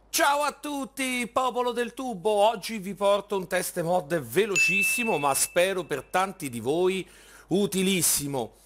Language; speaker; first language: Italian; native; Italian